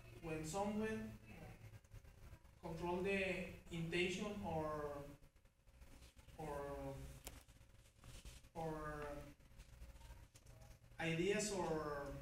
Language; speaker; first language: English; non-native, learner; Spanish